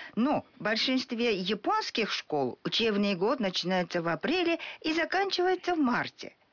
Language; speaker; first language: Russian; non-native, fluent; Japanese